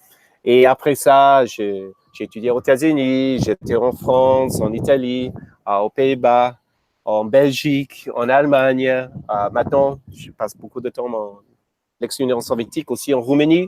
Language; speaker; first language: French; non-native, fluent; English